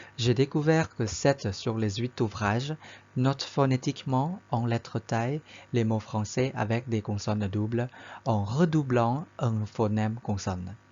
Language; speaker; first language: French; non-native, fluent; Thai